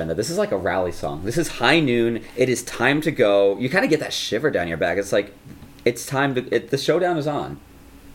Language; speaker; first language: English; native; English